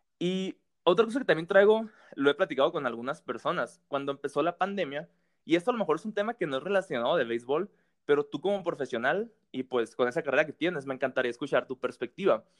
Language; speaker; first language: Spanish; native; Spanish